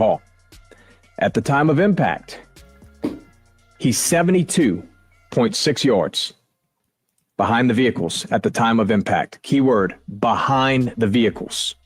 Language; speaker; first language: English; native; English